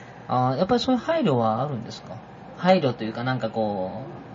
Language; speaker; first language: Japanese; native; Japanese